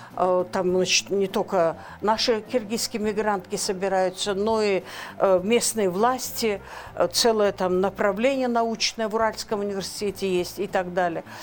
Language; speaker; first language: Russian; non-native, local second language; Kyrgyz